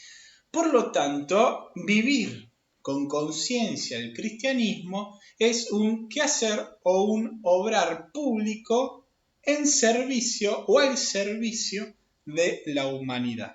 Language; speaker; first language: Spanish; native; Spanish